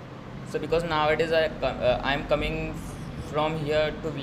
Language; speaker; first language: English; non-native, learner; Hindi